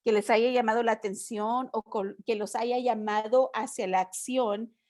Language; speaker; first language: Spanish; early bilingual, heritage; Spanish